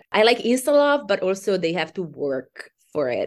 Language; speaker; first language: English; non-native, fluent; Italian